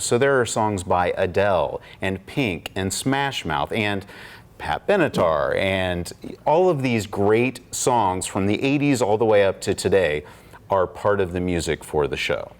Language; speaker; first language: English; native; English